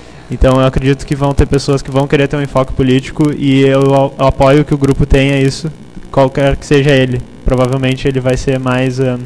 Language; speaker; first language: Portuguese; native; Portuguese